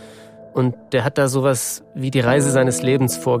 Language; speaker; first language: German; native; German